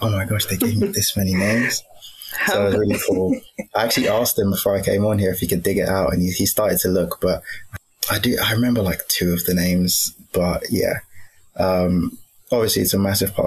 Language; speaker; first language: English; native; English